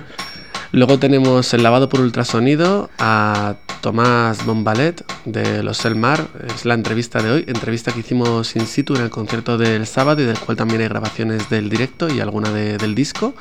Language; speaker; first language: Spanish; native; Spanish